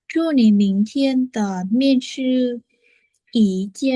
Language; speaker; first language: Chinese; non-native, learner; Vietnamese